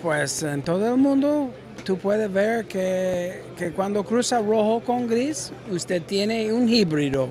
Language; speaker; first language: Spanish; non-native, learner; English